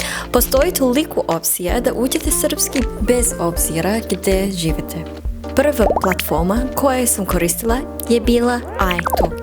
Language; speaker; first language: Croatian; non-native, learner; English